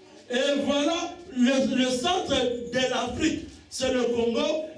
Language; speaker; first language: French; non-native, local second language; Lingala